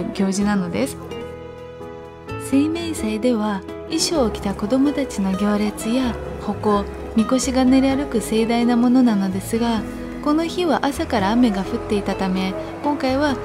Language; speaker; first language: Japanese; non-native, fluent; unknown